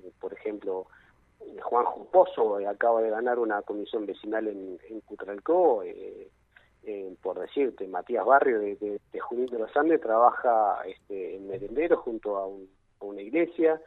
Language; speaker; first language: Spanish; native; Spanish